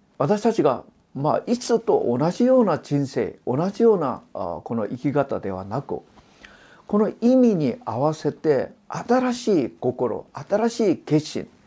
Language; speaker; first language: Japanese; non-native, fluent; Korean